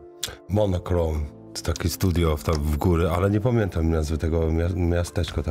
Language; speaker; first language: Polish; non-native, learner; English